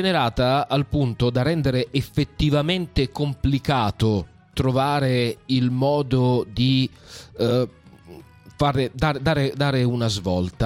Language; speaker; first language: Italian; native; Italian